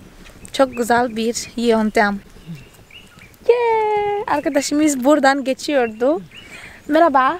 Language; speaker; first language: Turkish; non-native, fluent; Portuguese